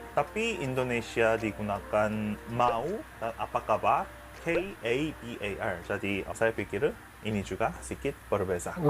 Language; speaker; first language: Malay; non-native, learner; Korean